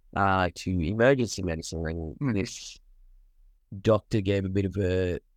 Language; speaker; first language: English; early bilingual, other home language; Sinhala